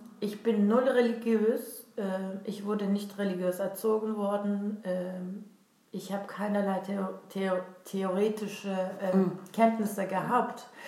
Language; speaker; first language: German; non-native, fluent; Turkish